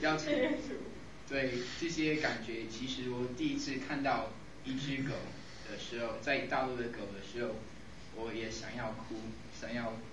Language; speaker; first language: Chinese; non-native, fluent; English